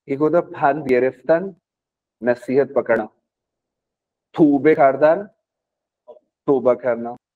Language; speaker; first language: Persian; non-native, fluent; Urdu